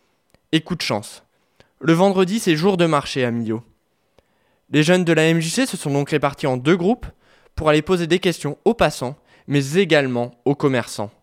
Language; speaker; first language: French; native; French